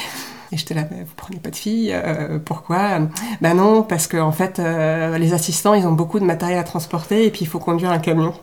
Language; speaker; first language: French; native; French